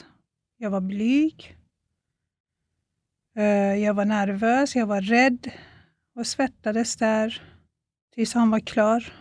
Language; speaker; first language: Swedish; non-native, fluent; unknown